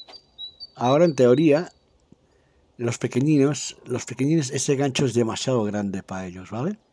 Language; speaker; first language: Spanish; native; Spanish